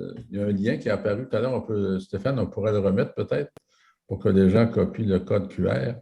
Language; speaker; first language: French; native; French